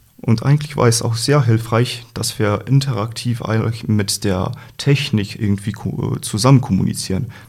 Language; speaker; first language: German; non-native, fluent; Slovenian